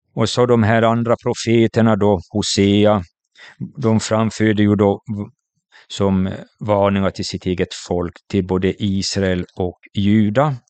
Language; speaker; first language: Swedish; native; Swedish